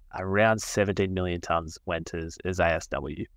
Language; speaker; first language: English; native; English